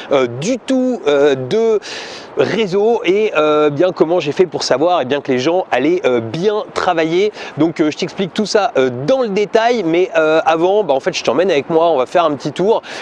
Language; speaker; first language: French; native; French